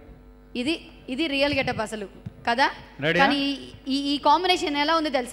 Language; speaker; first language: Telugu; native; Telugu